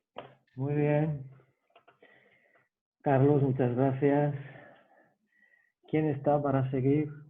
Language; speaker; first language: Spanish; native; Spanish